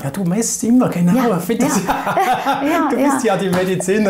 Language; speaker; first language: German; native; German